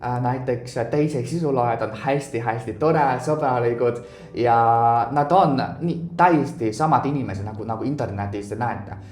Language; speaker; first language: Estonian; non-native, fluent; Chinese